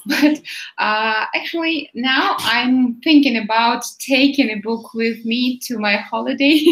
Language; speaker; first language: English; non-native, fluent; Russian